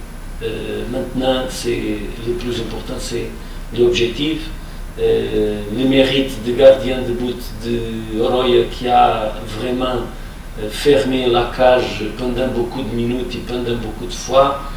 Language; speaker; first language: French; non-native, fluent; Portuguese